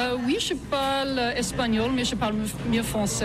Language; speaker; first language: French; non-native, fluent; English